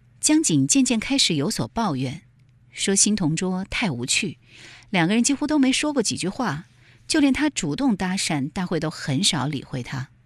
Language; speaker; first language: Chinese; native; Chinese